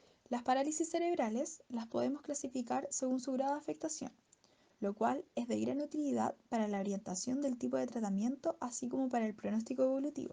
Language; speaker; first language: Spanish; native; Spanish